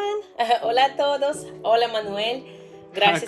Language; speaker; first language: Spanish; non-native, fluent; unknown